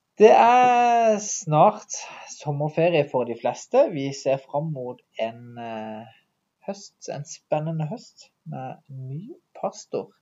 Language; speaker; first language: Norwegian; native; Norwegian